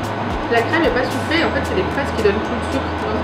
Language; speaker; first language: French; native; French